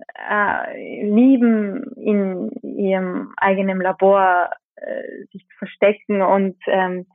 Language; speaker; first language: German; early bilingual, other home language; Japanese